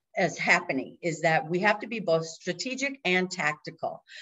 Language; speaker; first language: English; native; English